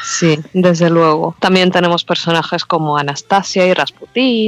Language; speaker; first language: Spanish; native; Spanish